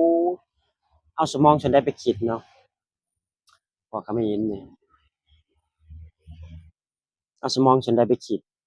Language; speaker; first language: Thai; non-native, local second language; Northeastern Thai